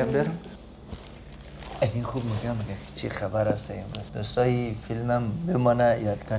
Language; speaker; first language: Persian; native; Persian